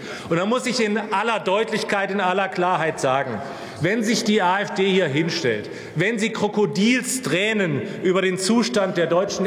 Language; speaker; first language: German; native; German